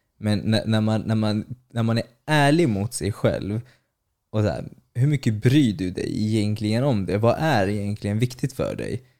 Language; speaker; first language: Swedish; early bilingual, other home language; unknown